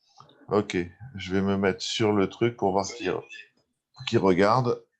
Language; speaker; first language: French; native; French